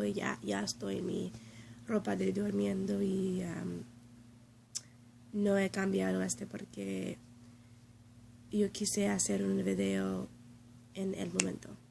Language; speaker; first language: Spanish; non-native, learner; English